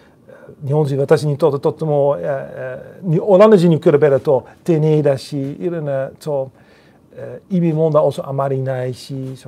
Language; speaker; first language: Japanese; non-native, learner; Dutch